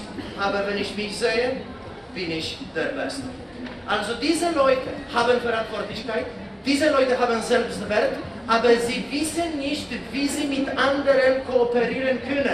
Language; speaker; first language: German; non-native, fluent; Polish